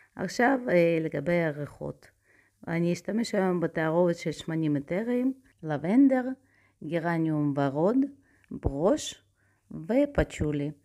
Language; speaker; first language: Hebrew; non-native, fluent; Russian